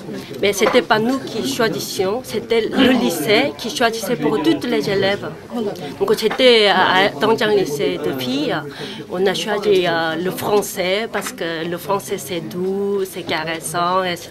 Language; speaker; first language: French; non-native, fluent; Korean